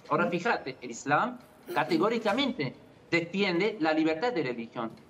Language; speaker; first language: Spanish; non-native, fluent; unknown